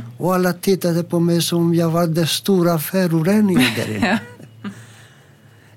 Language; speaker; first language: Swedish; non-native, fluent; Greek